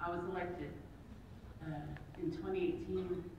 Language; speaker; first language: English; native; English